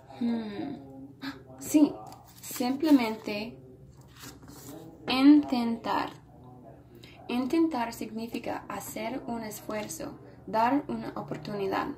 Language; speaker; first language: Spanish; non-native, fluent; English